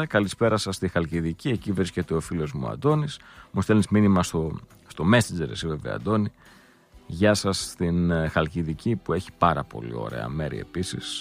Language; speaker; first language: Greek; native; Greek